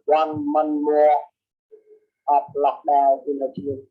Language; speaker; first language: English; non-native, learner; Vietnamese